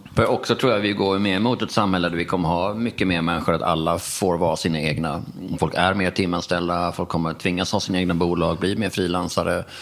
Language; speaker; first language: Swedish; native; Swedish